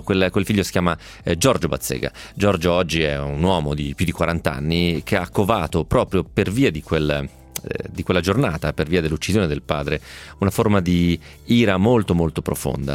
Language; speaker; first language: Italian; native; Italian